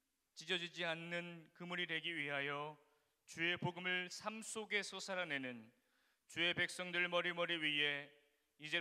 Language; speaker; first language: Korean; native; Korean